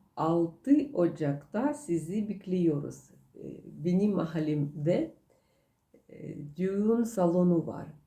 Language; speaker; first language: Turkish; non-native, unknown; Russian